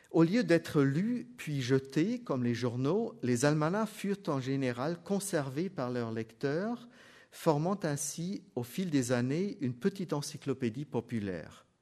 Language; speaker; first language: French; non-native, fluent; German